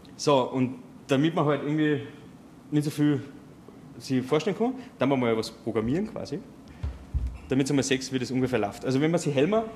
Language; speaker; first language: German; native; German